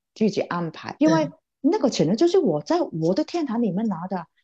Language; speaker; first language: Chinese; non-native, local second language; Cantonese